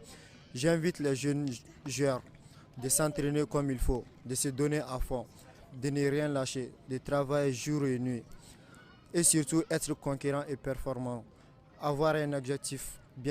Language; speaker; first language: French; non-native, local second language; Bambara